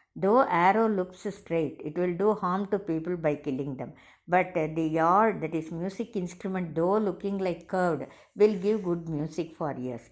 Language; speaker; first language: English; non-native, local second language; Tamil